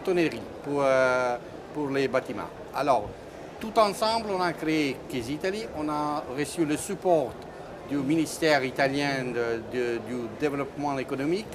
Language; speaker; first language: French; non-native, fluent; Italian